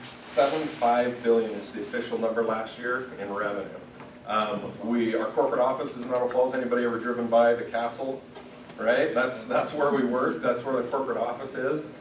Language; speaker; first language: English; native; English